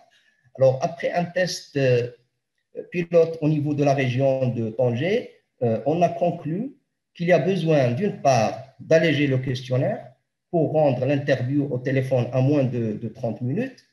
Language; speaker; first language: French; non-native, local second language; Arabic